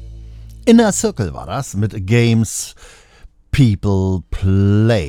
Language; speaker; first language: German; native; German